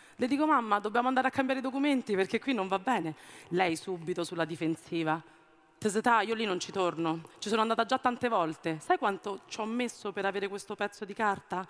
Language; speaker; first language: Italian; early bilingual, other home language; Amharic